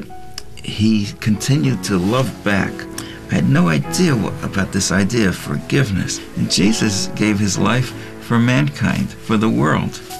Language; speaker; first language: English; non-native, local second language; Yiddish